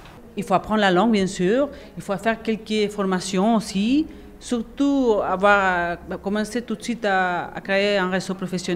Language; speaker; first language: French; non-native, fluent; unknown